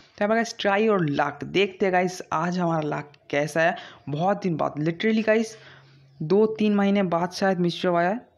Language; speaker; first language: Hindi; non-native, local second language; Bangla